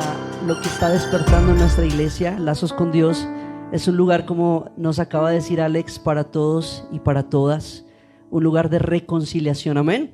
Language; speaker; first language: Spanish; native; Spanish